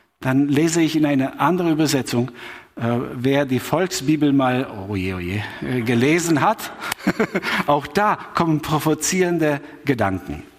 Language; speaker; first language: German; non-native, fluent; Albanian